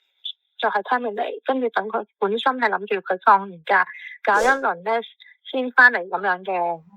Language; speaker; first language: Cantonese; native; Cantonese